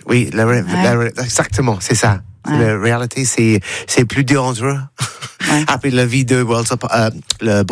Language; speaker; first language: French; non-native, learner; English